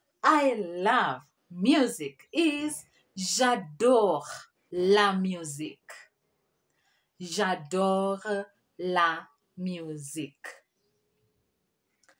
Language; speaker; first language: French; non-native, fluent; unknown